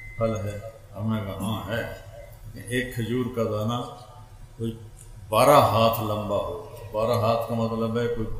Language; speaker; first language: Urdu; non-native, local second language; Punjabi